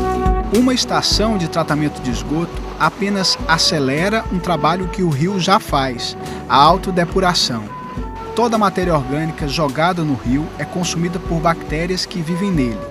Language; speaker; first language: Portuguese; native; Portuguese